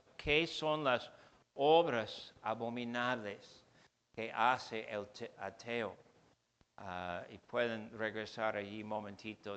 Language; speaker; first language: Spanish; non-native, fluent; English